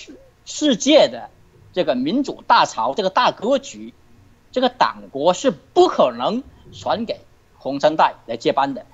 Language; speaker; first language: Chinese; native; Chinese